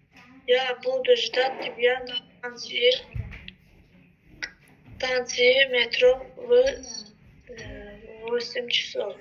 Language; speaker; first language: Russian; non-native, learner; Azerbaijani